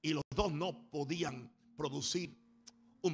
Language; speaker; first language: Spanish; native; Spanish